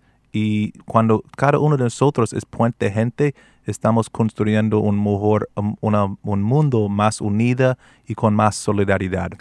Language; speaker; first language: Spanish; non-native, fluent; English